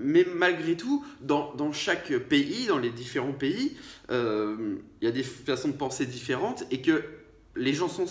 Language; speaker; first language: French; native; French